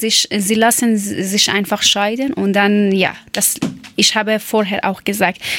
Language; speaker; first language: German; non-native, learner; Persian